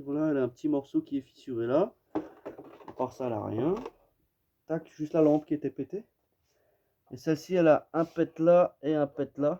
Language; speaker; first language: French; native; French